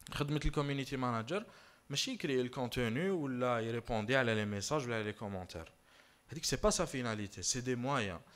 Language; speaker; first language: French; non-native, local second language; Arabic